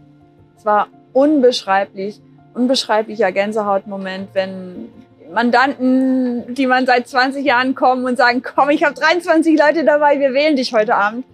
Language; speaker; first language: German; native; German